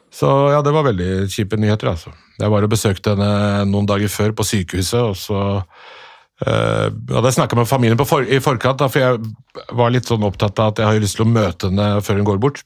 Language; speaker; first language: Norwegian; early bilingual, other home language; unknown